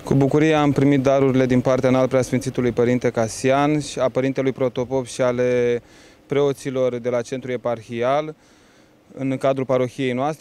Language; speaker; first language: Romanian; native; Romanian